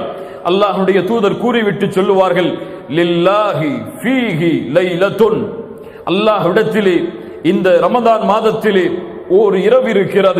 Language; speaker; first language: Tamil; native; Tamil